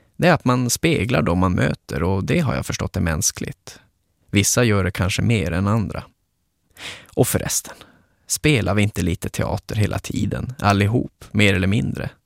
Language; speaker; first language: Swedish; native; Swedish